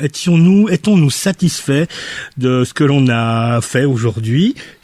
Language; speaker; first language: French; native; French